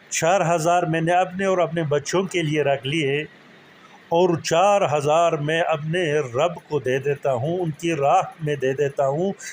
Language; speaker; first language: Urdu; non-native, local second language; Pashto